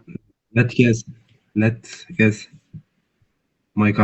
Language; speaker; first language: English; non-native, learner; Turkish